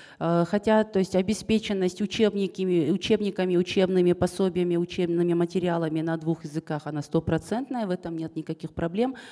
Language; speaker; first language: Russian; non-native, local second language; Kazakh